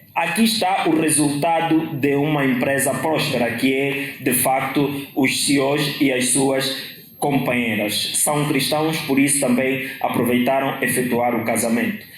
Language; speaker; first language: Portuguese; native; Portuguese